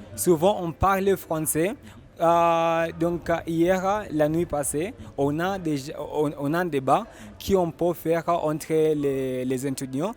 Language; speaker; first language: French; non-native, learner; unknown